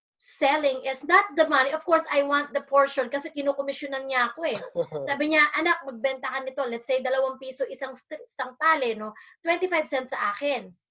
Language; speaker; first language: Filipino; native; Filipino